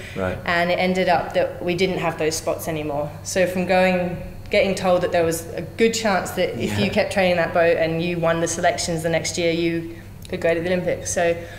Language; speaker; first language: English; native; English